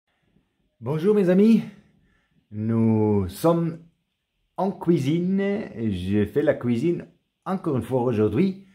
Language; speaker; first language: French; non-native, learner; German